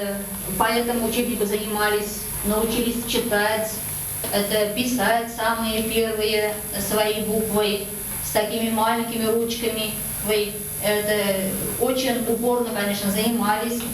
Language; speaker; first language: Russian; non-native, local second language; Bashkir